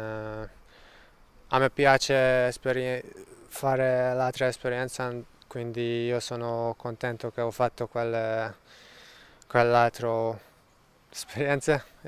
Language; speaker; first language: Italian; non-native, learner; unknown